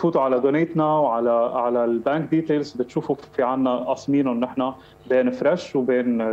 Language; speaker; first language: Arabic; native; Arabic